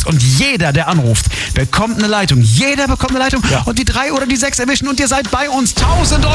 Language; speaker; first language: German; native; German